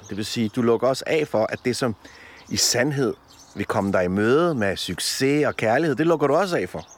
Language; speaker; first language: Danish; early bilingual, other home language; Polish